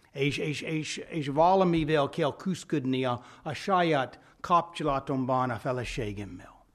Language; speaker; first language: Hungarian; non-native, fluent; English